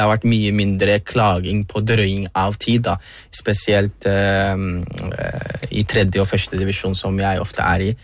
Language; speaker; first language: Norwegian; early bilingual, other home language; Somali